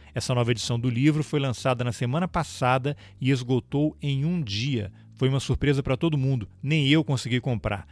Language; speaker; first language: Portuguese; native; Portuguese